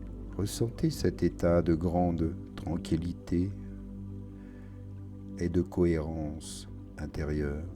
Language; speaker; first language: French; native; French